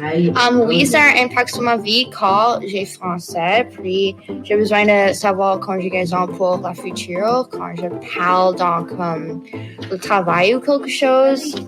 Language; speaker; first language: French; non-native, learner; English